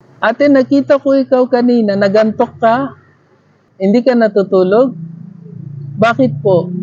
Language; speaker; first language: Filipino; non-native, learner; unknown